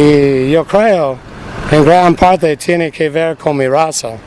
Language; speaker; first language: Spanish; non-native, fluent; English